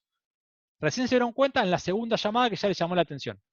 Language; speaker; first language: Spanish; native; Spanish